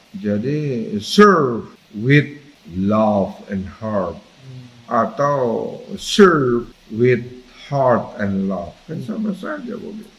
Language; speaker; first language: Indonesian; non-native, local second language; Batak Toba